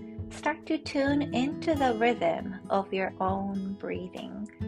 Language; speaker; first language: English; non-native, fluent; Japanese